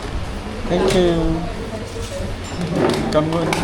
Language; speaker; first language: English; non-native, learner; Chinese